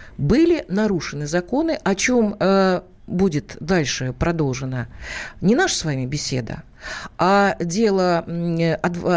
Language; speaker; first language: Russian; native; Russian